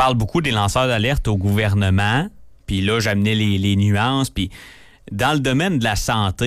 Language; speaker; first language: French; native; French